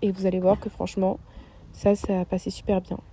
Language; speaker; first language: French; native; French